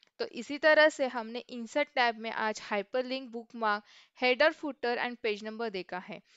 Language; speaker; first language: Hindi; non-native, local second language; Marathi